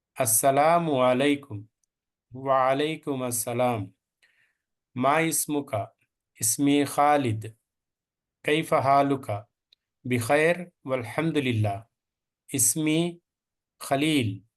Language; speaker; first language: Arabic; non-native, fluent; Telugu